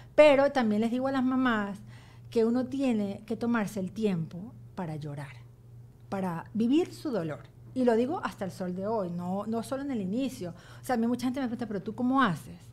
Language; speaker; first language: Spanish; native; Spanish